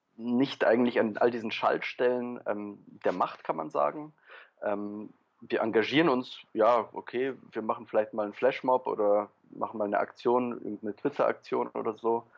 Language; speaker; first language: German; early bilingual, other home language; Polish